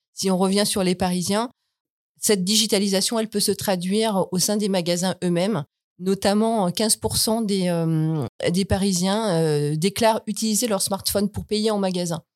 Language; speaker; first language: French; native; French